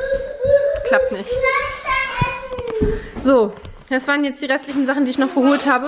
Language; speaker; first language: German; native; German